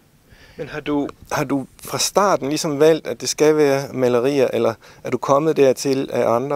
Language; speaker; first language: Danish; native; Danish